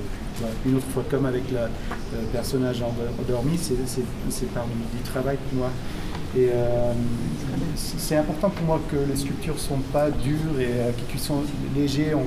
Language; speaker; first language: French; non-native, fluent; German